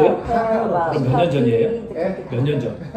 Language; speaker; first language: Korean; native; Korean